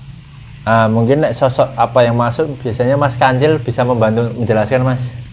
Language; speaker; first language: Indonesian; native; Indonesian